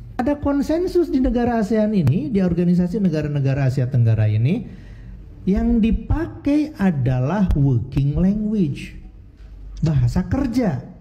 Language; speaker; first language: Indonesian; native; Indonesian